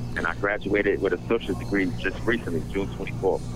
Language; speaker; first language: English; native; English